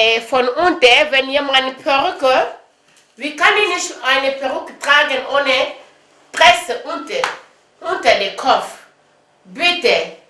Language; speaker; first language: German; non-native, learner; Lingala